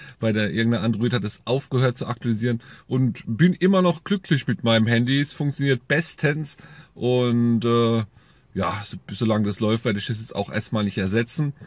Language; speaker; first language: German; native; German